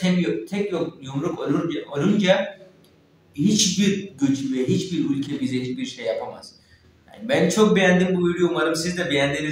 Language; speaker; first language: Turkish; non-native, fluent; Urdu